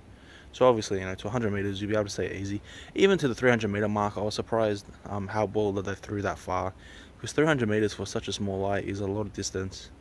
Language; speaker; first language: English; native; English